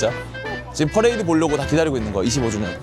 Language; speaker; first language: Korean; native; Korean